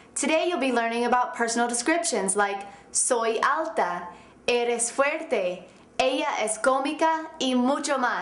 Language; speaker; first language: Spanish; non-native, fluent; English